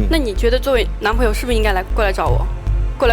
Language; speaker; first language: Chinese; native; Chinese